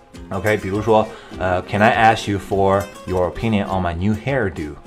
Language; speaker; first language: English; non-native, fluent; Chinese